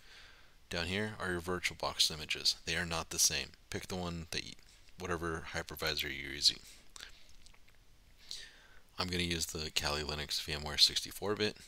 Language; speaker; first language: English; native; English